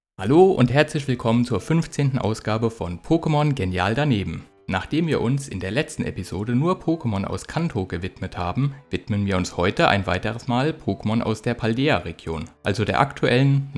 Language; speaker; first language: German; native; German